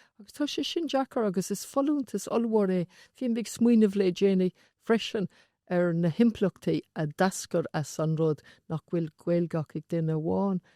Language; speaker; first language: Irish; non-native, local second language; English